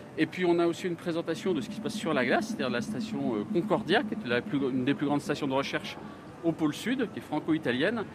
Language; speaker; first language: French; native; French